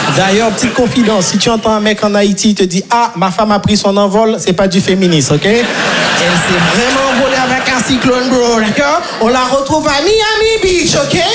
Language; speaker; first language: French; non-native, local second language; Haitian Creole